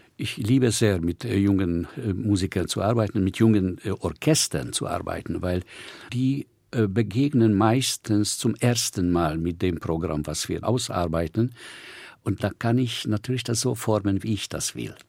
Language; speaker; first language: German; non-native, fluent; Hungarian